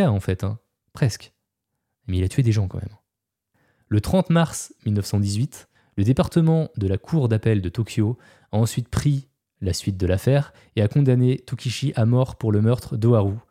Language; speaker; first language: French; native; French